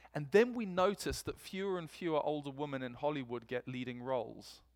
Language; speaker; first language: English; native; English